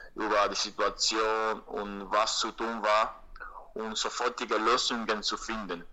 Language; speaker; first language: German; non-native, learner; Spanish